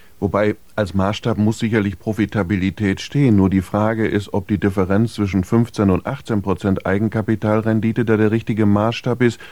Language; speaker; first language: German; native; German